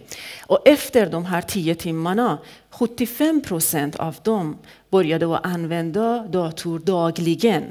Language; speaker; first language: Swedish; non-native, fluent; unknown